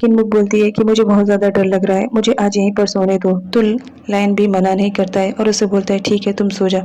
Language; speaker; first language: Hindi; native; Hindi